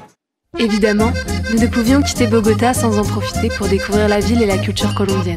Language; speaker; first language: French; native; French